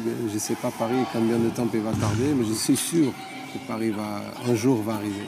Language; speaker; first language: French; non-native, fluent; Portuguese